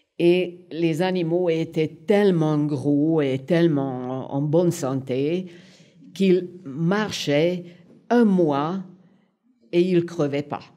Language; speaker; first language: French; non-native, fluent; Hungarian